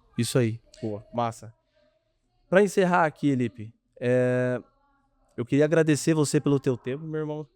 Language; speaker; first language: Portuguese; native; Portuguese